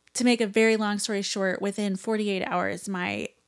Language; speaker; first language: English; native; English